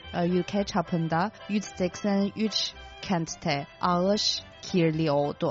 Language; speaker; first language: Turkish; non-native, fluent; Chinese